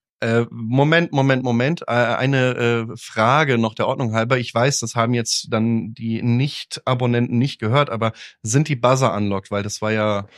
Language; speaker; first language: German; native; German